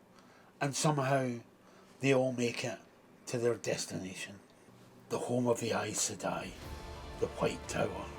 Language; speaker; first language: English; native; English